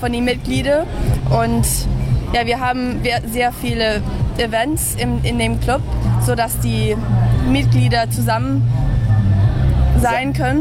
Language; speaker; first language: German; early bilingual, heritage; English